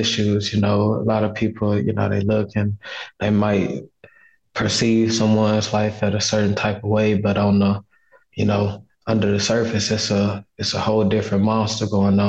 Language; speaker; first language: English; native; English